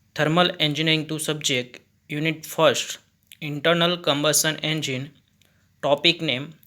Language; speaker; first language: English; non-native, local second language; Gujarati